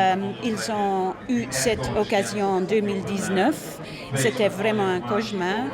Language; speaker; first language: French; non-native, fluent; Dutch